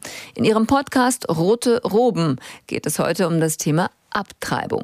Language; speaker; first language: German; native; German